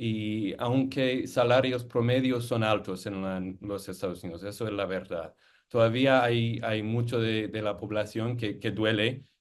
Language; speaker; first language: Spanish; non-native, fluent; English